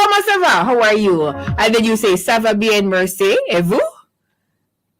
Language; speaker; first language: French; non-native, learner; English